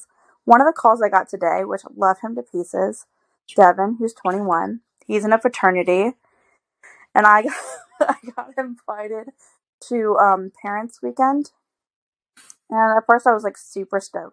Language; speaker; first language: English; native; English